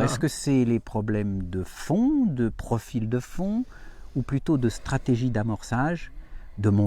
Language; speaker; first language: French; native; French